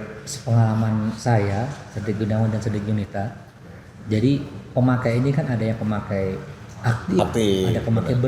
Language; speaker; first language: Indonesian; non-native, local second language; Banjar